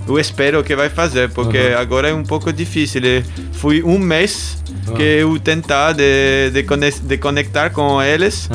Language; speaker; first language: Portuguese; non-native, learner; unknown